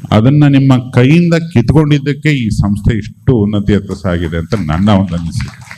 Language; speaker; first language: Kannada; native; Kannada